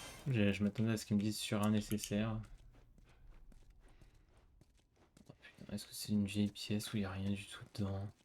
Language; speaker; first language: French; native; French